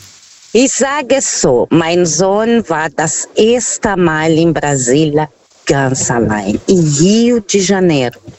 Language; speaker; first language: German; non-native, fluent; Portuguese